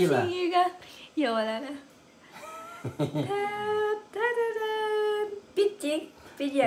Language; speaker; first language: Chinese; non-native, learner; Lao